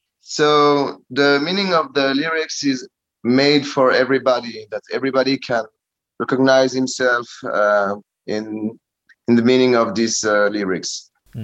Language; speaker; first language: English; non-native, learner; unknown